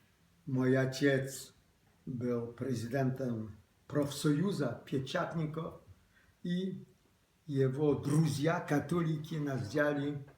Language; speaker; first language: Russian; early bilingual, other home language; Polish